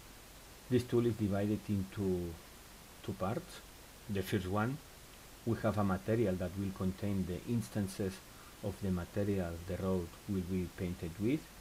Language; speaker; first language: English; non-native, fluent; Spanish